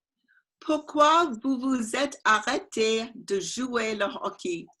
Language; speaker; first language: French; non-native, learner; English